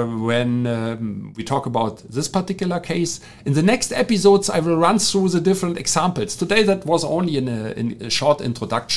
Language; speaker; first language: English; non-native, fluent; German